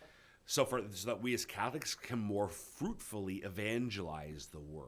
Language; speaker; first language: English; native; English